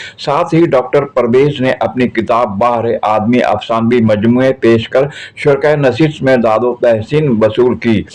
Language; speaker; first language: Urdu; native; Urdu